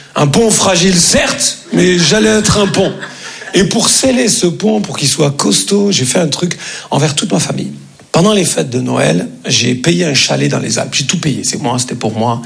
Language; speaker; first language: French; native; French